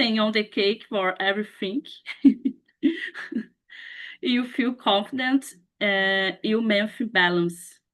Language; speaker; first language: English; non-native, learner; Portuguese